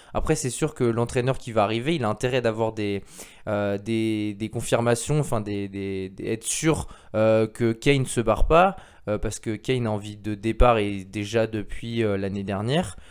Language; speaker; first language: French; native; French